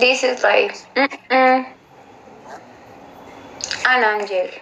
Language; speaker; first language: English; non-native, learner; Spanish